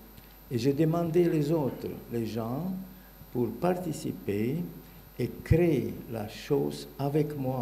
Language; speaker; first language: French; non-native, learner; Bulgarian